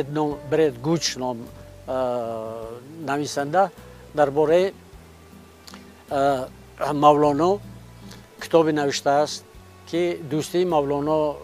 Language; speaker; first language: Persian; non-native, local second language; Shughni